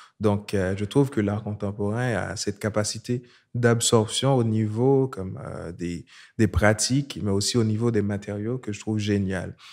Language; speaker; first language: French; non-native, local second language; Haitian Creole